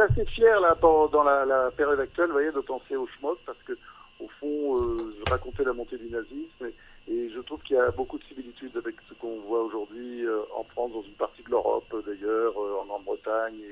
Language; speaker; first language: French; native; French